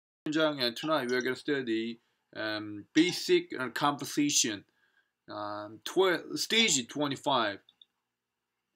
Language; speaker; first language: English; non-native, fluent; Korean